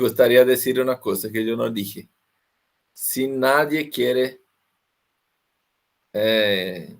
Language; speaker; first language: Spanish; non-native, fluent; Portuguese